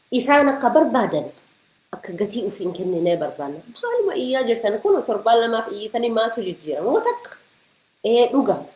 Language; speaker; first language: Oromo; early bilingual, heritage; Oromo